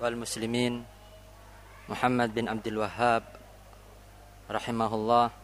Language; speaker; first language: Arabic; non-native, fluent; Indonesian